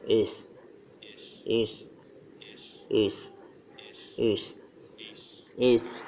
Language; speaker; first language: English; non-native, learner; Vietnamese